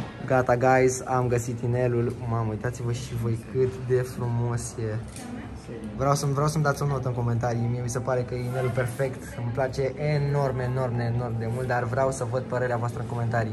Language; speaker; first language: Romanian; native; Romanian